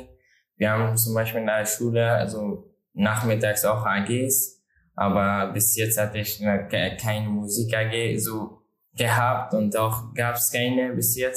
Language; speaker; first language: German; non-native, learner; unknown